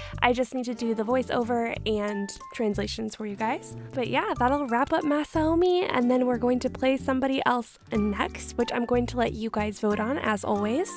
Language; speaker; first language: English; native; English